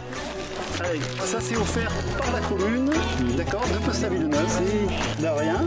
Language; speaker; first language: French; native; French